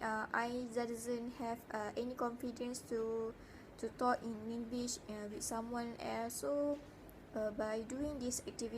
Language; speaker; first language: English; non-native, learner; Malay